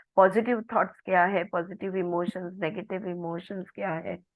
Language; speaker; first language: Hindi; non-native, local second language; Marathi